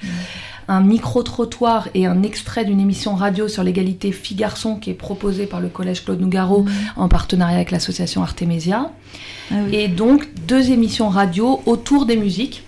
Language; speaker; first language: French; native; French